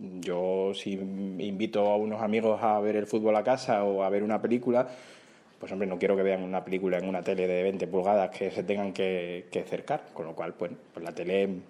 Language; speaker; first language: Spanish; native; Spanish